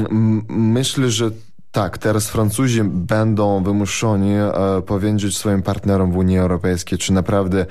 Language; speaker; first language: Polish; non-native, fluent; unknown